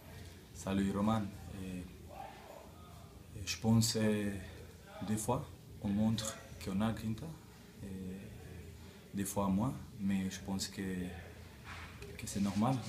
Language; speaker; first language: French; non-native, local second language; German